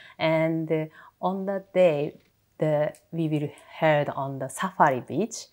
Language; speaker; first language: English; non-native, learner; Japanese